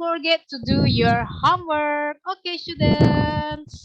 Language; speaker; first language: English; non-native, learner; Indonesian